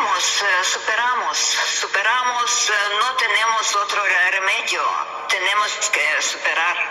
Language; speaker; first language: Spanish; non-native, learner; Russian